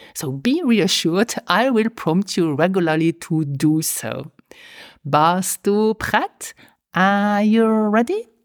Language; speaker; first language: English; non-native, fluent; Luxembourgish